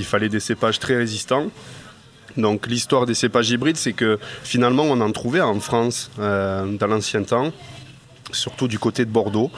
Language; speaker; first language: French; native; French